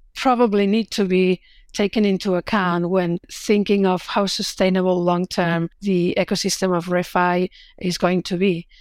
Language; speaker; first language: English; non-native, fluent; Catalan